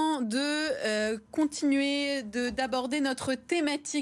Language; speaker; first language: French; native; French